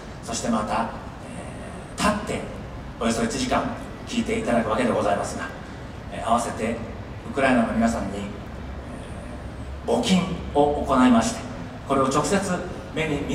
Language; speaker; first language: Japanese; native; Japanese